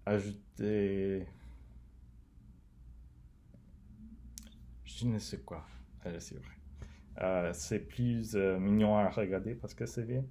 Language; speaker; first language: French; non-native, learner; English